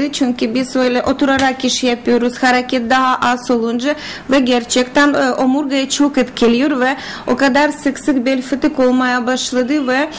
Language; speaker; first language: Turkish; non-native, learner; Russian